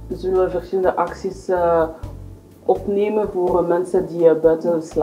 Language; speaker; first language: Dutch; non-native, learner; French